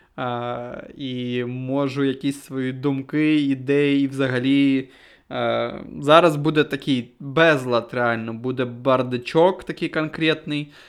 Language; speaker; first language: Ukrainian; non-native, local second language; Russian